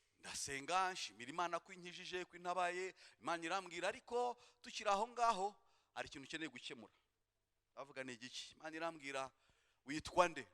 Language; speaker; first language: Kinyarwanda; native; Kinyarwanda